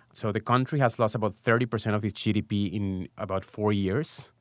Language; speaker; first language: English; non-native, fluent; Spanish